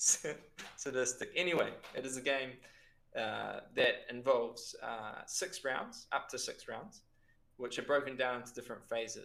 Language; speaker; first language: English; native; English